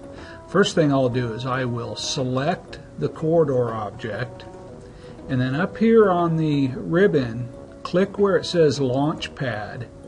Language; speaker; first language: English; native; English